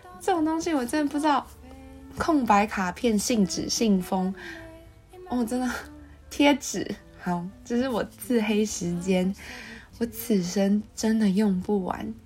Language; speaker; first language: Chinese; native; Chinese